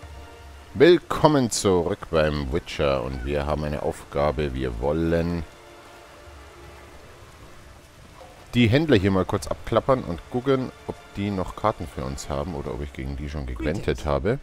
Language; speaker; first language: German; native; German